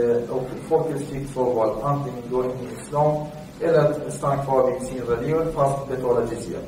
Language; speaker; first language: Swedish; early bilingual, other home language; Arabic